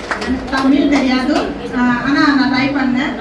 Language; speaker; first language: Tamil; non-native, learner; Telugu